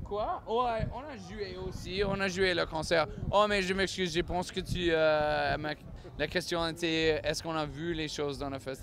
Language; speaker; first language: French; non-native, learner; English